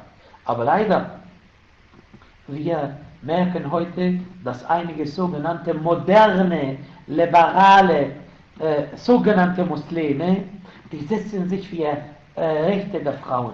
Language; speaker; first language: German; non-native, fluent; Arabic